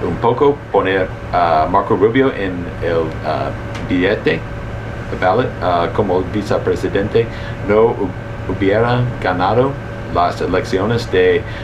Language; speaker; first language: Spanish; early bilingual, heritage; Spanish